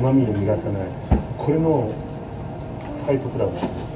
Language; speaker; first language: Japanese; native; Japanese